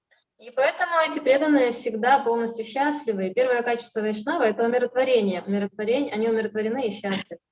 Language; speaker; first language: Russian; native; Russian